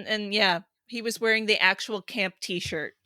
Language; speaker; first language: English; native; English